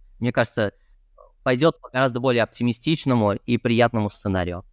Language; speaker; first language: Russian; native; Russian